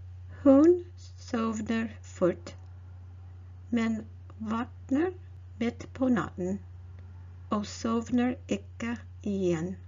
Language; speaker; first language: Norwegian; non-native, learner; English